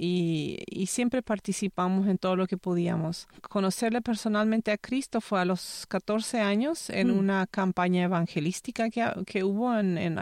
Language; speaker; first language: Spanish; non-native, local second language; Low German